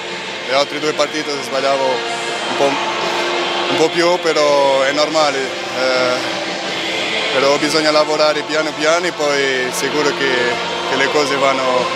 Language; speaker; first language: Italian; non-native, learner; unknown